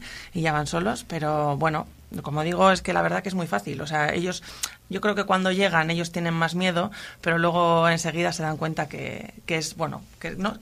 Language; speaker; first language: Spanish; native; Spanish